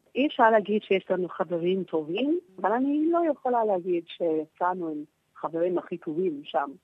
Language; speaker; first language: Hebrew; non-native, fluent; English